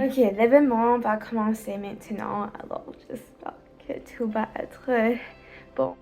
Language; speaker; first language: French; non-native, learner; English